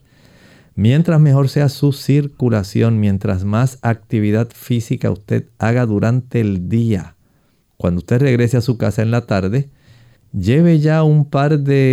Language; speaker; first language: Spanish; native; Spanish